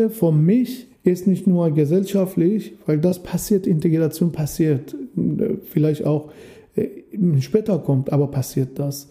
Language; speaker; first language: German; non-native, learner; Persian